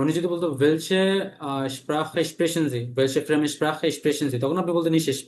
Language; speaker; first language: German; non-native, learner; Bangla